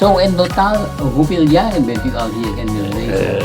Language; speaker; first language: Dutch; non-native, fluent; Indonesian